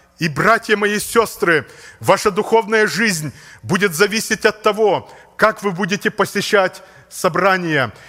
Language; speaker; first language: Russian; native; Russian